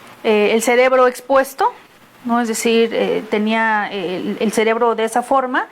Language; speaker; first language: Spanish; native; Spanish